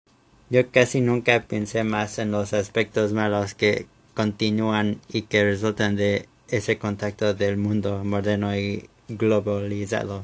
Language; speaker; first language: Spanish; non-native, fluent; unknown